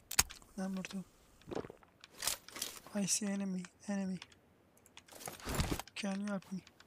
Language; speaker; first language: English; non-native, learner; Turkish